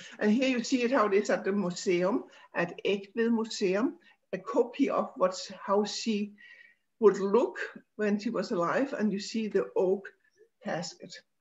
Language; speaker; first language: English; non-native, fluent; Danish